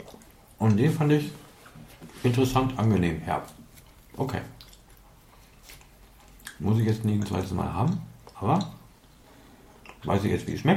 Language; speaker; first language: German; native; German